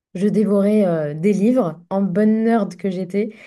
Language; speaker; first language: French; non-native, local second language; Arabic